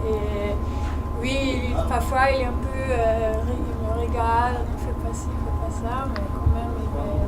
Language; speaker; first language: French; non-native, learner; Danish